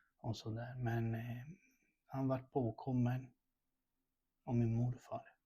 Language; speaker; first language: Swedish; early bilingual, other home language; Spanish